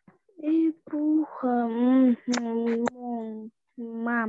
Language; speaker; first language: French; non-native, learner; Russian